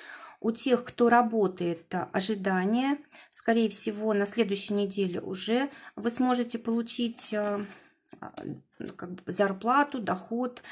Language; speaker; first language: Russian; native; Russian